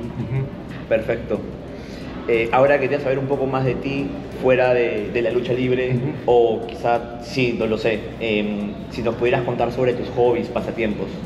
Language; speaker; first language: Spanish; native; Spanish